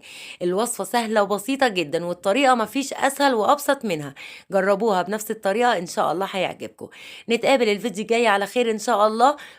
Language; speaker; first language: Arabic; native; Arabic